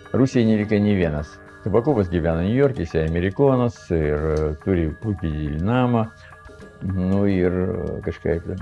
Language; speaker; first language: Lithuanian; non-native, fluent; Russian